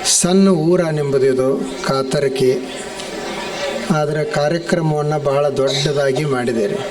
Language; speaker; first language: Kannada; native; Kannada